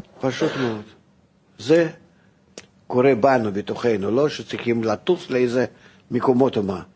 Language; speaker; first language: Hebrew; non-native, fluent; Russian